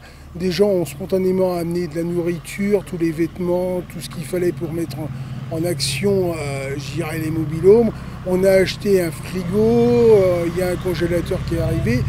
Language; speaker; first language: French; native; French